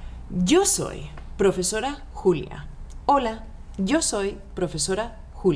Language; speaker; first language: Spanish; non-native, fluent; French